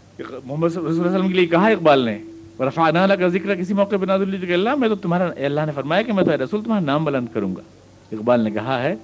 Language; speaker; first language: Urdu; native; Urdu